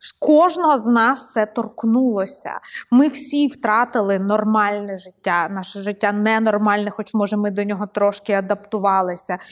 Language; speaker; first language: Ukrainian; non-native, local second language; Russian